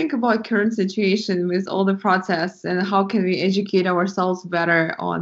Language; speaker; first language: English; non-native, fluent; Russian